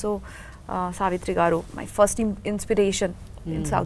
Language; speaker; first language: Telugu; non-native, learner; Bangla